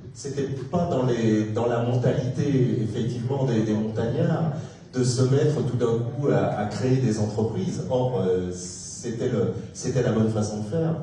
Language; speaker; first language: French; native; French